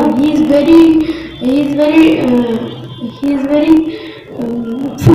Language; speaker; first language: English; non-native, learner; Bangla